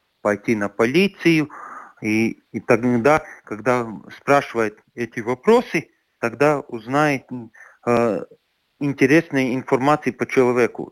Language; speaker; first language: Russian; non-native, local second language; Latvian